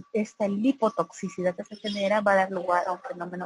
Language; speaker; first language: Spanish; native; Spanish